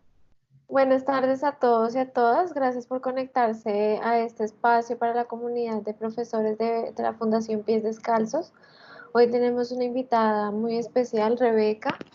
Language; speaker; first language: Spanish; native; Spanish